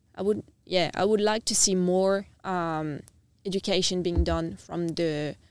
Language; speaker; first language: English; non-native, fluent; French